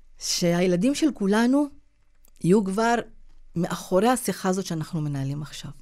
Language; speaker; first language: Hebrew; non-native, local second language; Arabic